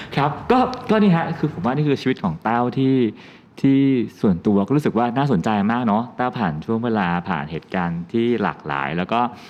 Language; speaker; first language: Thai; native; Thai